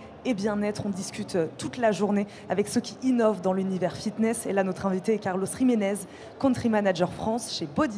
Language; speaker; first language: French; native; French